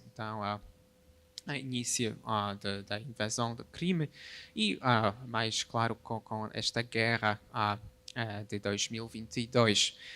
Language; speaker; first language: Portuguese; non-native, fluent; Polish